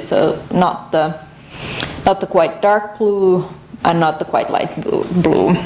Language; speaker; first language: English; non-native, fluent; Finnish